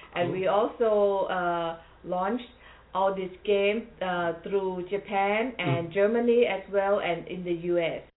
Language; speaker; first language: English; non-native, fluent; Thai